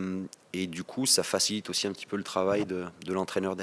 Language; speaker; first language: French; native; French